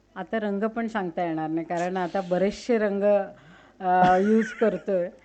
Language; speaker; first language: Marathi; non-native, local second language; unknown